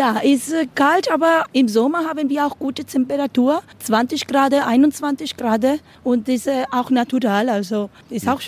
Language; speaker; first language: German; non-native, learner; Spanish